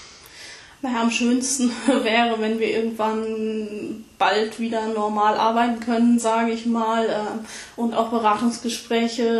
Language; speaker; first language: German; native; German